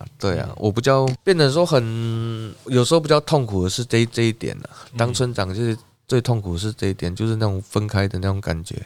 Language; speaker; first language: Chinese; native; Chinese